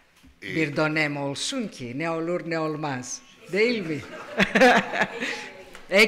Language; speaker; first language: Turkish; non-native, fluent; Greek